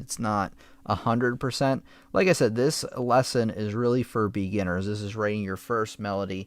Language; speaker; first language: English; native; English